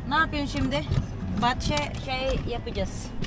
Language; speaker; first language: Turkish; non-native, learner; Filipino